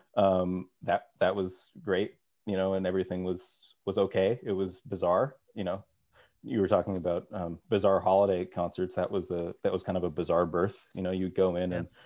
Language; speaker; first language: English; native; English